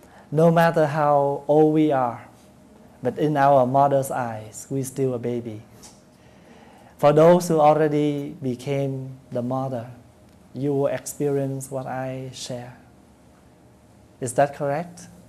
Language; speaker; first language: English; non-native, fluent; Vietnamese